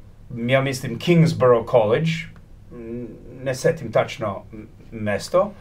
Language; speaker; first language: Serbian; early bilingual, heritage; Croatian